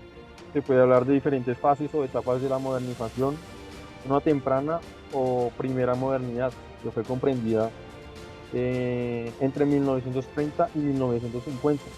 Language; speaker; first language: Spanish; native; Spanish